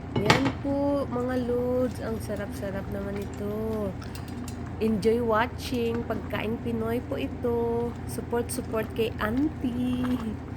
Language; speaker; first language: Filipino; non-native, local second language; Hiligaynon